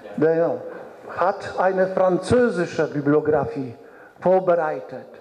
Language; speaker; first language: German; non-native, fluent; Polish